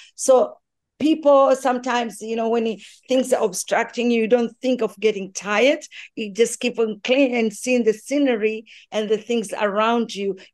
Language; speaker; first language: English; non-native, local second language; Swahili